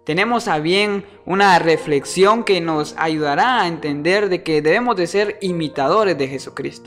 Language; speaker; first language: Spanish; native; Spanish